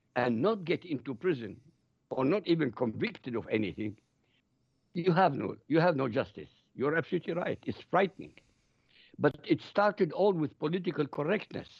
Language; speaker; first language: English; non-native, fluent; Arabic